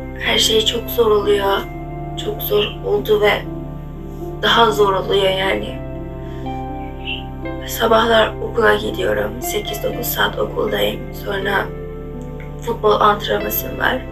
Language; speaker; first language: Turkish; non-native, learner; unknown